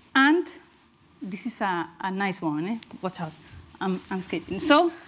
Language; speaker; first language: English; non-native, fluent; Spanish